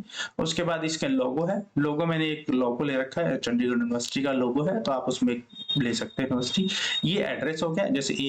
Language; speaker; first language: Hindi; native; Hindi